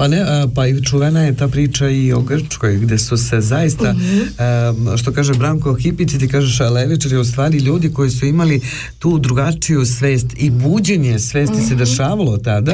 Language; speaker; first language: Serbian; native; Serbian